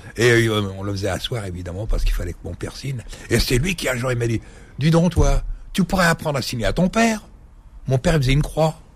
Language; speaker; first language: French; early bilingual, other home language; Arabic